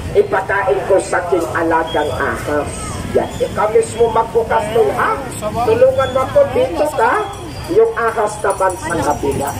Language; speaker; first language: Filipino; non-native, local second language; Cebuano